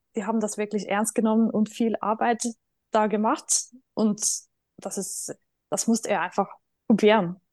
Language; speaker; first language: German; non-native, fluent; Norwegian